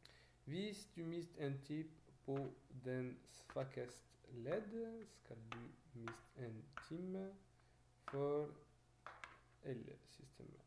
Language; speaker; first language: Norwegian; non-native, fluent; French